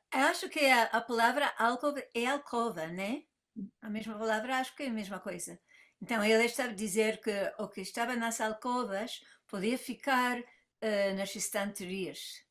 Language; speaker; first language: Portuguese; non-native, fluent; English